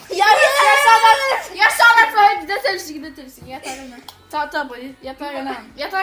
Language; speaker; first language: Norwegian; non-native, fluent; Arabic